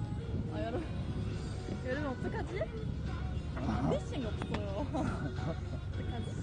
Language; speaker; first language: Korean; non-native, learner; Japanese